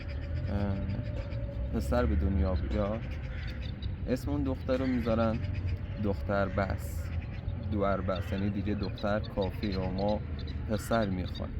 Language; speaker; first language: Persian; native; Persian